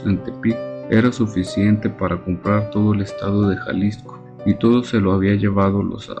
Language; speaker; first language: Spanish; native; Spanish